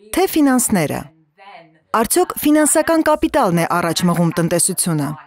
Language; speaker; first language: Armenian; native; Armenian